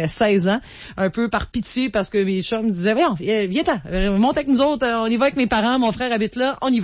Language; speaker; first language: French; native; French